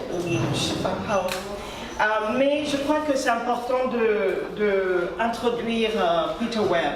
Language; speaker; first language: French; non-native, fluent; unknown